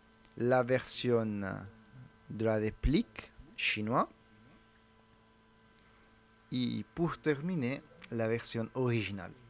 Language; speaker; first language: French; non-native, learner; Italian